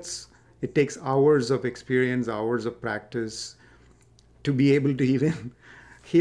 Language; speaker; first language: English; non-native, local second language; Tamil